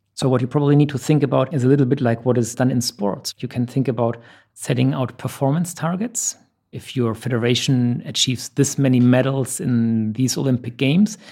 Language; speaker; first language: English; non-native, fluent; German